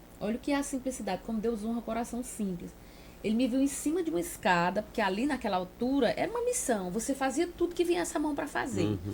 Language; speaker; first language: Portuguese; native; Portuguese